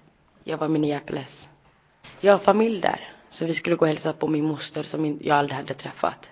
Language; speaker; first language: Swedish; early bilingual, other home language; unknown